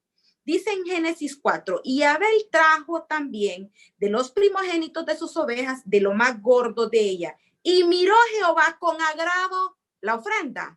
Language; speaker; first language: Spanish; native; Spanish